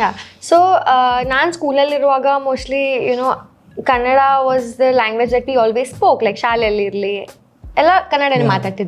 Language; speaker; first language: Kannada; non-native, local second language; Konkani